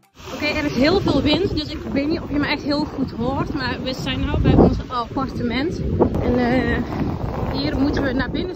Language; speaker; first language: Dutch; early bilingual, other home language; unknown